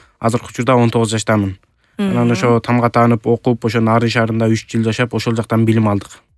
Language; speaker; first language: Kyrgyz; early bilingual, heritage; Kyrgyz